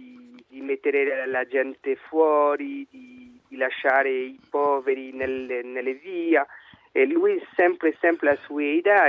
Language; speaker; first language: Italian; non-native, learner; French